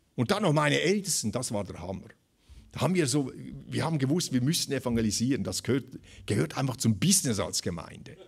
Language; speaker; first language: German; native; German